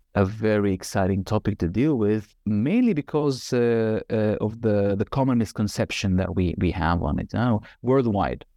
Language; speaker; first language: English; non-native, fluent; Arabic